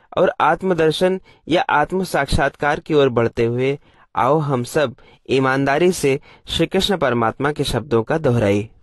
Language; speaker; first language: Hindi; native; Hindi